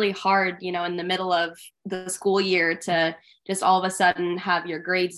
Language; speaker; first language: English; native; English